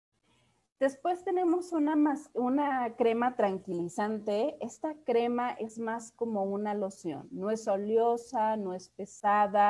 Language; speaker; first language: Spanish; native; Spanish